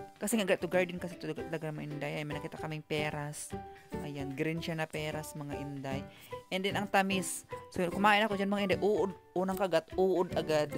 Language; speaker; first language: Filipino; non-native, local second language; Cebuano